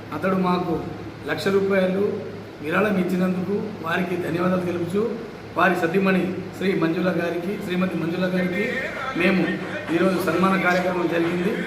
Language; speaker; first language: Telugu; non-native, local second language; Lambadi